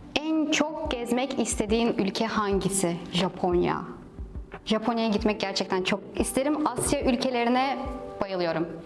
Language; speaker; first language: Turkish; non-native, fluent; Russian